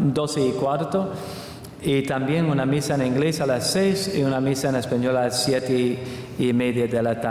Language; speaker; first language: Spanish; non-native, learner; English